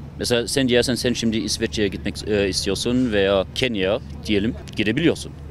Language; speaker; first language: Turkish; non-native, learner; German